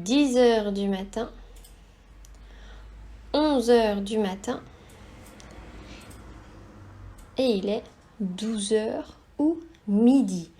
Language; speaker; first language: French; native; French